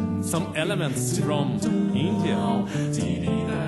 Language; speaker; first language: English; non-native, learner; Portuguese